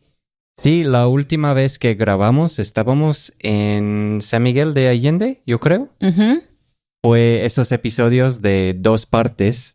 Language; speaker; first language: Spanish; non-native, fluent; English